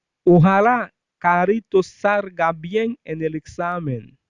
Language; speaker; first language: Spanish; non-native, fluent; Haitian Creole